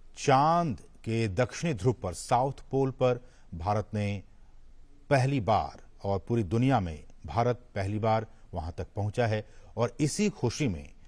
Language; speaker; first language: Hindi; native; Hindi